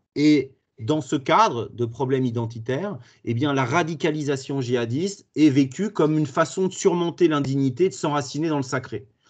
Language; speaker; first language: French; native; French